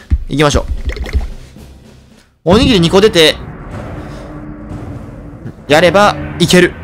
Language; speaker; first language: Japanese; native; Japanese